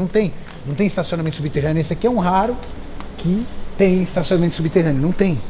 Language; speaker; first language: Portuguese; native; Portuguese